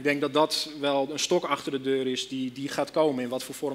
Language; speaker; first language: Dutch; native; Dutch